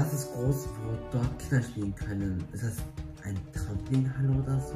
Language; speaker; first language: German; early bilingual, other home language; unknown